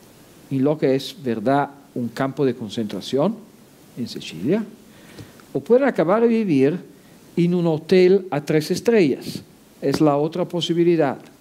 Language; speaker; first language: Spanish; non-native, fluent; Italian